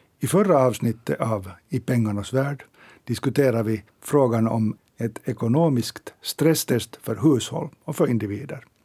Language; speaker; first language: Swedish; native; Swedish